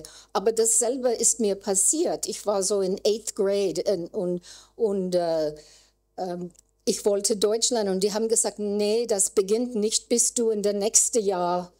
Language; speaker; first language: German; non-native, learner; English